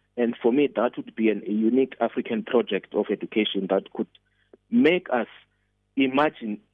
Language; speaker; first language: English; non-native, local second language; Xhosa